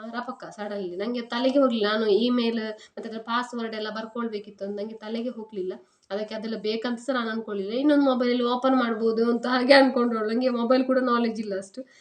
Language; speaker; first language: Kannada; non-native, local second language; Tulu